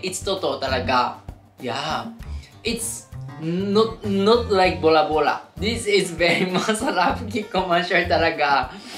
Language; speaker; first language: English; non-native, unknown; Japanese